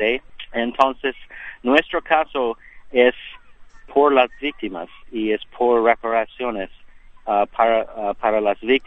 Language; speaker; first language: Spanish; non-native, learner; English